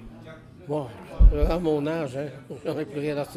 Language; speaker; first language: French; native; French